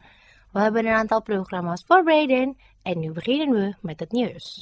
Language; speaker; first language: Dutch; non-native, fluent; Indonesian